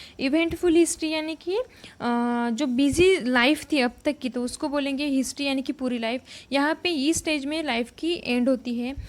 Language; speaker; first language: Hindi; non-native, local second language; Marathi